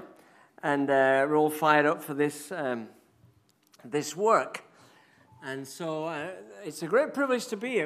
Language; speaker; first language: English; native; English